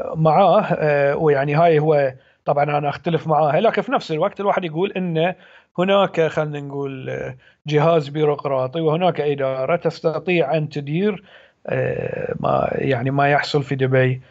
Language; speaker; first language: Arabic; native; Arabic